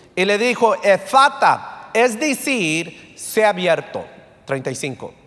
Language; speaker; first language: Spanish; early bilingual, heritage; Spanish